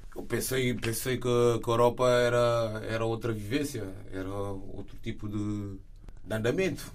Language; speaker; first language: Portuguese; non-native, fluent; Wolof